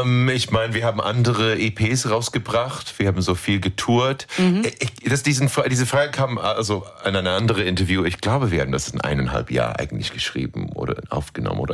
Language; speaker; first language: German; non-native, fluent; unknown